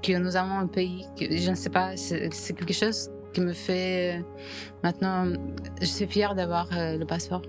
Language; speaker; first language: French; non-native, fluent; Ukrainian